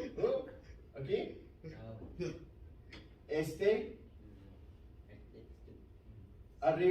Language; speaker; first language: Spanish; non-native, fluent; English